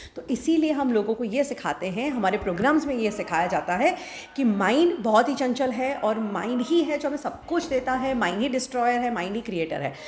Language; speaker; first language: Hindi; non-native, local second language; Gujarati